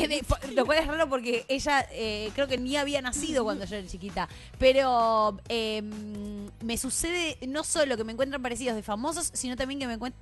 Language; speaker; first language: Spanish; native; Spanish